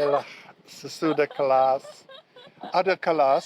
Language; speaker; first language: Indonesian; non-native, learner; English